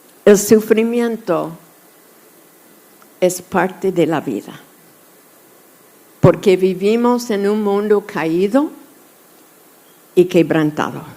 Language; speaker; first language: Spanish; non-native, fluent; English